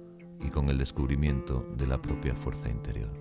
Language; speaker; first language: Spanish; native; Spanish